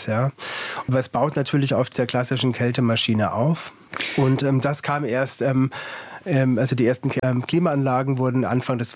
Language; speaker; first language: German; native; German